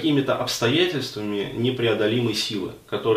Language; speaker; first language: Russian; native; Russian